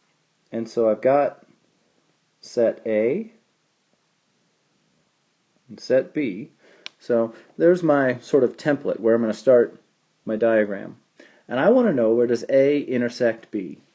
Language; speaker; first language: English; native; English